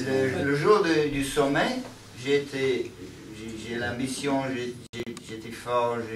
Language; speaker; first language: French; non-native, learner; English